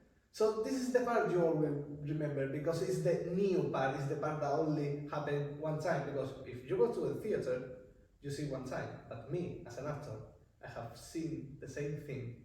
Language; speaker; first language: English; non-native, learner; Spanish